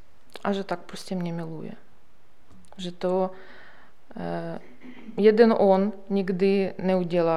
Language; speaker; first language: Czech; non-native, learner; Ukrainian